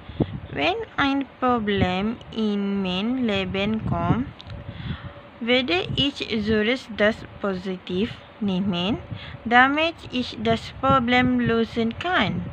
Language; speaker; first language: German; non-native, learner; Malay